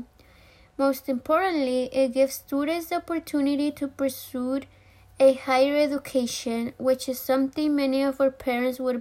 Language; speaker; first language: English; early bilingual, other home language; Spanish